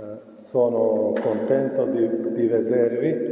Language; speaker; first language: Italian; non-native, fluent; Croatian